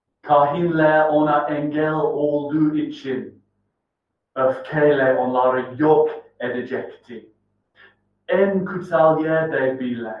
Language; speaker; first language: Turkish; non-native, fluent; English